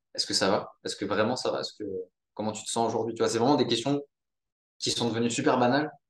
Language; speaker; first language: French; native; French